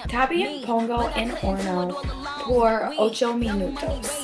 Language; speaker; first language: Spanish; non-native, learner; English